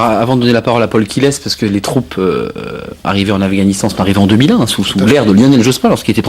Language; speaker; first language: French; native; French